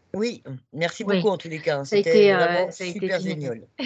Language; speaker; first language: French; native; French